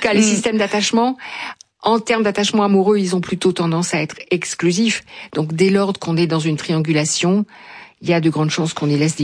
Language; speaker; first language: French; native; French